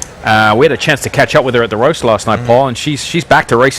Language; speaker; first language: English; native; English